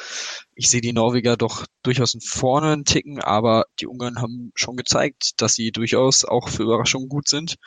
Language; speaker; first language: German; native; German